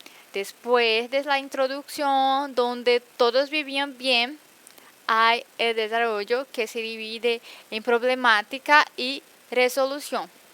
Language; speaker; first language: Spanish; non-native, fluent; Portuguese